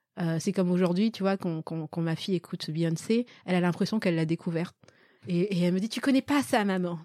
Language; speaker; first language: French; early bilingual, other home language; Malagasy